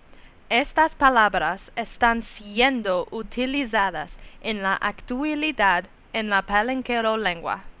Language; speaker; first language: Spanish; non-native, learner; English